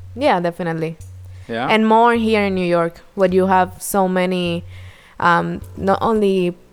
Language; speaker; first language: English; non-native, fluent; Spanish